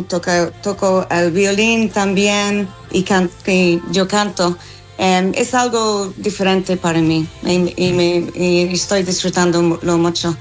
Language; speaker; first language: Spanish; non-native, fluent; English